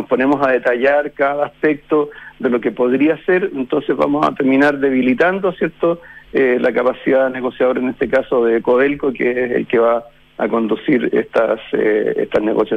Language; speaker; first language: Spanish; native; Spanish